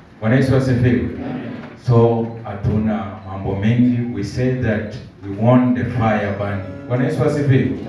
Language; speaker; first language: Swahili; native; Swahili